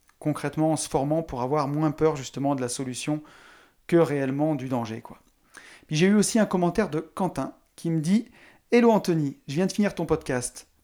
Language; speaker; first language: French; native; French